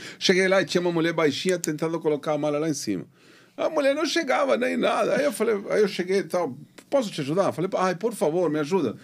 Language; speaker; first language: Portuguese; non-native, fluent; Spanish